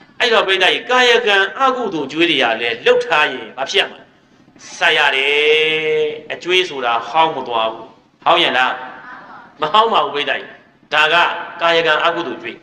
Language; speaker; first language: Burmese; native; Burmese